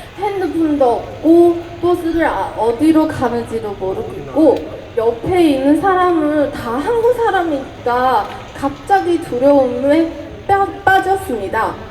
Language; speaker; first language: Korean; non-native, fluent; Chinese